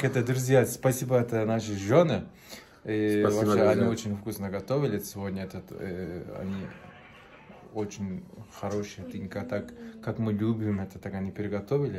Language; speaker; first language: Russian; non-native, learner; Turkish